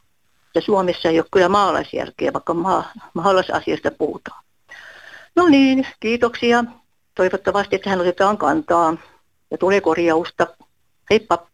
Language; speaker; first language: Finnish; native; Finnish